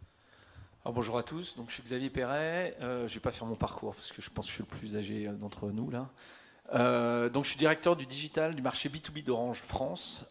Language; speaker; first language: French; native; French